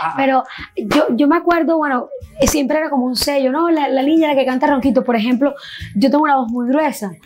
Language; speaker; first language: Spanish; native; Spanish